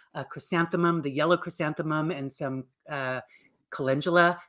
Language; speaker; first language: English; native; English